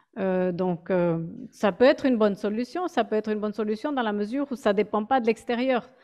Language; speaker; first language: French; non-native, fluent; Spanish